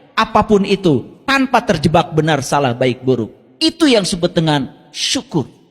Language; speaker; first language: Indonesian; non-native, local second language; Sundanese